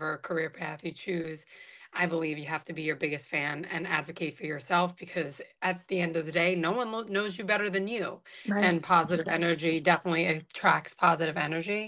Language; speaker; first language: English; native; English